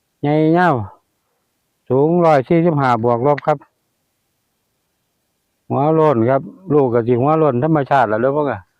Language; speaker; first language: Thai; non-native, local second language; Lao